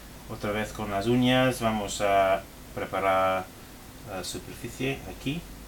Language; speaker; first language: Spanish; non-native, fluent; English